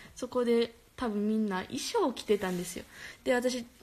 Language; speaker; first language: Japanese; early bilingual, other home language; Korean